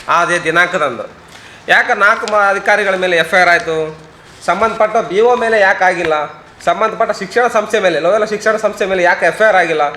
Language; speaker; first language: Kannada; native; Kannada